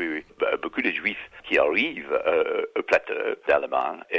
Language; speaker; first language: French; non-native, learner; English